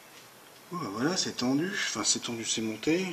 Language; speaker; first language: French; native; French